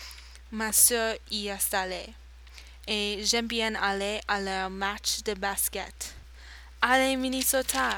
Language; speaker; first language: French; non-native, learner; English